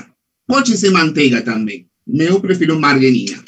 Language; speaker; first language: Portuguese; non-native, fluent; Spanish